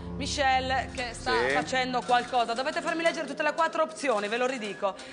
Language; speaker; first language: Italian; native; Italian